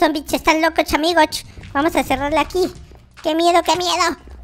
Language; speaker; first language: Spanish; native; Spanish